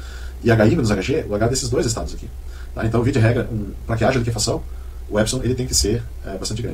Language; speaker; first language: Portuguese; native; Portuguese